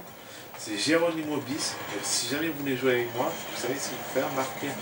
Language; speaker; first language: French; native; French